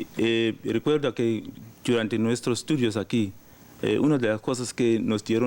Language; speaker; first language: Spanish; non-native, learner; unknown